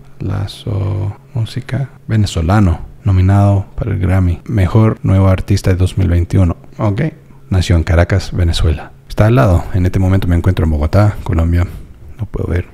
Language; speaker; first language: Spanish; non-native, fluent; English